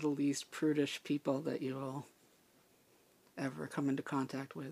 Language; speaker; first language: English; native; English